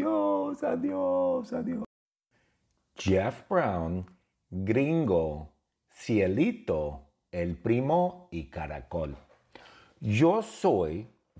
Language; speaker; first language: Spanish; non-native, fluent; English